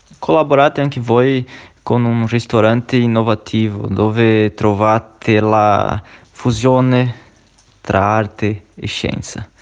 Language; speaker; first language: Italian; non-native, fluent; Portuguese